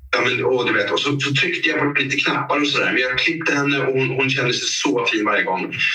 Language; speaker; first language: Swedish; native; Swedish